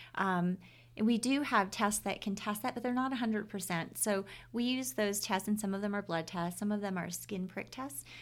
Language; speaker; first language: English; native; English